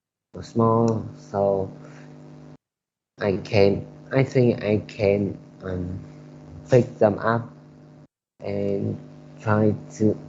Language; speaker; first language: English; non-native, learner; Vietnamese